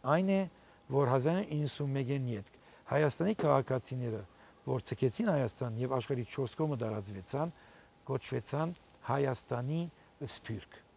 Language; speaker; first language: Armenian; early bilingual, heritage; Armenian